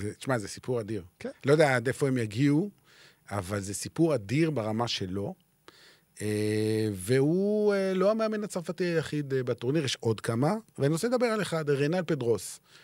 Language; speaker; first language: Hebrew; native; Hebrew